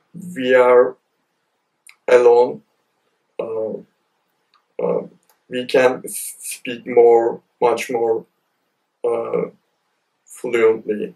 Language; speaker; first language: English; non-native, fluent; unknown